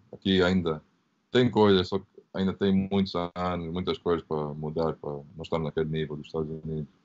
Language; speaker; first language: Portuguese; early bilingual, heritage; Portuguese